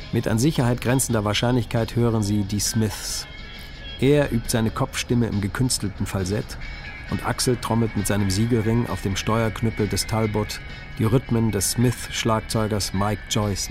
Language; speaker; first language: German; native; German